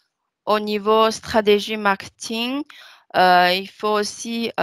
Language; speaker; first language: French; non-native, fluent; Chinese